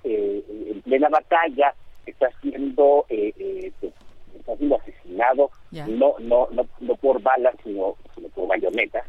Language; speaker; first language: Spanish; native; Spanish